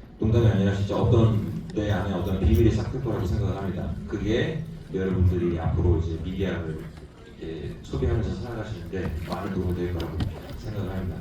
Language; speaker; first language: Korean; native; Korean